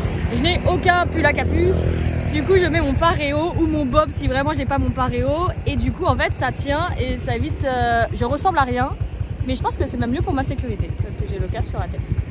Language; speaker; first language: French; native; French